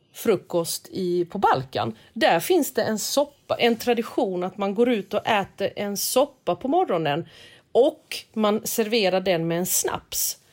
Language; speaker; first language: Swedish; early bilingual, other home language; Korean